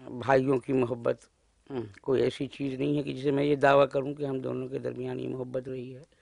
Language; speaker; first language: Urdu; native; Urdu